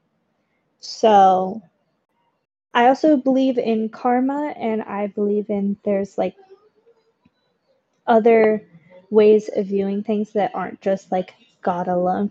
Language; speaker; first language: English; native; English